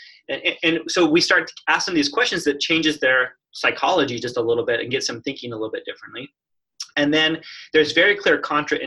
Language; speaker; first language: English; native; English